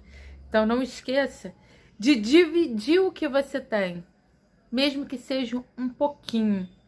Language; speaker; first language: Portuguese; native; Portuguese